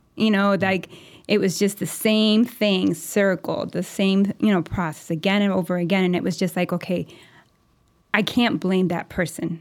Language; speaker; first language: English; early bilingual, other home language; Spanish